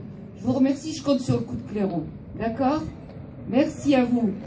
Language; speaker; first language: French; native; French